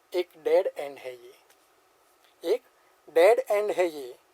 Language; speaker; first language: Hindi; non-native, local second language; Gujarati